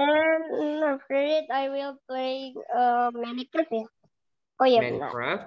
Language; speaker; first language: English; non-native, local second language; Indonesian